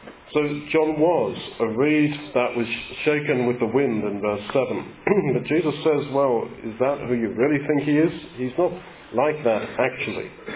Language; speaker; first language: English; native; English